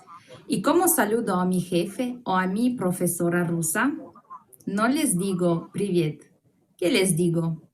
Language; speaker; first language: Spanish; non-native, fluent; Russian